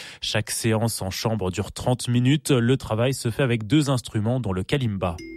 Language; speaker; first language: French; native; French